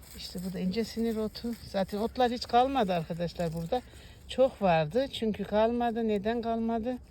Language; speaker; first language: Turkish; native; Turkish